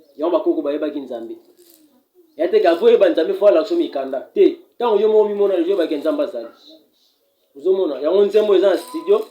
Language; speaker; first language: Lingala; non-native, local second language; Kongo